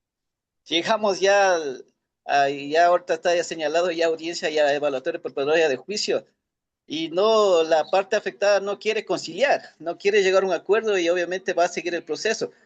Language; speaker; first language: Spanish; native; Spanish